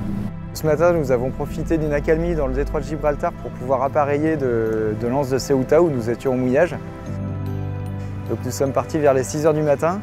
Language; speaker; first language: French; native; French